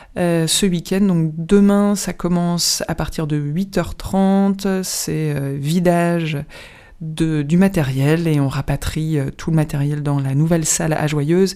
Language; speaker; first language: French; native; French